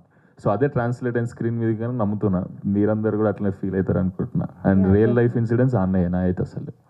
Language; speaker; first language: Telugu; native; Telugu